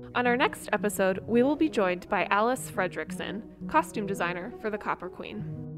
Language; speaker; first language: English; native; English